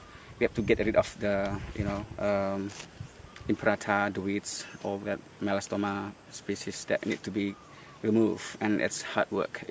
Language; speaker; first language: English; non-native, fluent; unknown